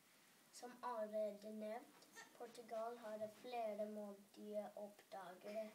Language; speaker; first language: Norwegian; early bilingual, other home language; English